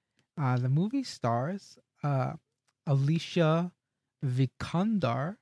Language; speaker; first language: English; native; English